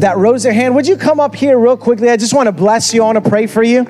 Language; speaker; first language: English; early bilingual, other home language; Spanish